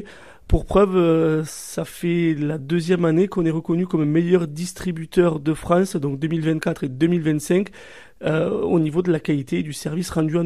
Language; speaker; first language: French; native; French